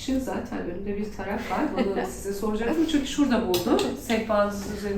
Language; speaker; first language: Turkish; native; Turkish